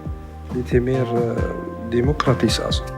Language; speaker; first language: Swedish; non-native, fluent; Arabic